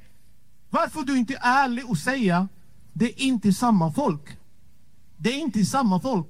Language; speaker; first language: Swedish; non-native, fluent; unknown